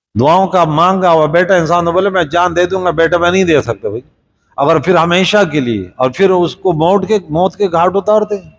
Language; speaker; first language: Urdu; non-native, local second language; Pashto